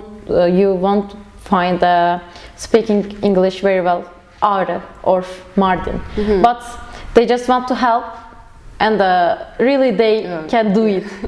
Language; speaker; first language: English; non-native, learner; Turkish